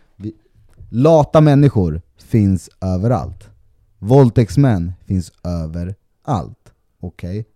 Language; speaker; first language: Swedish; early bilingual, other home language; Spanish